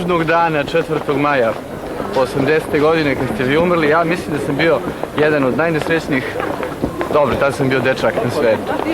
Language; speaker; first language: Croatian; native; Croatian